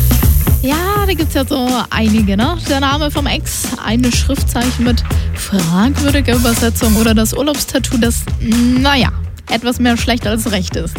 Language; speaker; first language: German; native; German